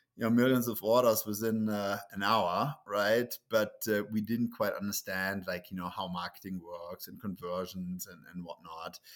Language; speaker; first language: English; non-native, fluent; German